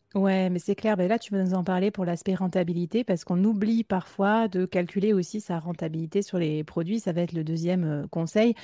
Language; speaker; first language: French; native; French